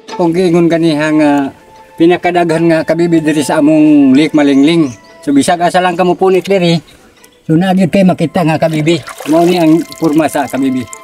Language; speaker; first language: Cebuano; non-native, local second language; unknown